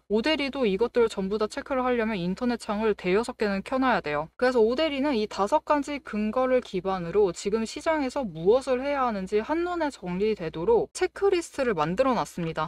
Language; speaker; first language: Korean; native; Korean